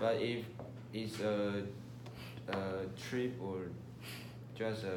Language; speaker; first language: English; non-native, learner; Chinese